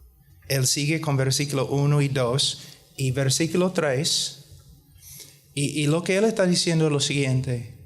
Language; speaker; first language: Spanish; non-native, fluent; English